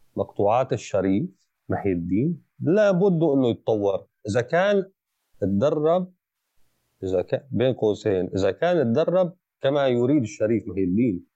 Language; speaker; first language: Arabic; native; Arabic